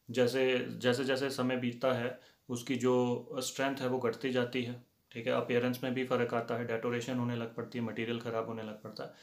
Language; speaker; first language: Hindi; native; Hindi